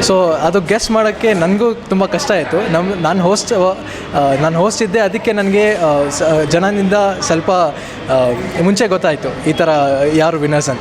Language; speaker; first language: Kannada; non-native, local second language; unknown